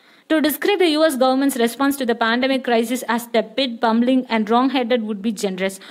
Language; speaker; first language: English; non-native, local second language; Tamil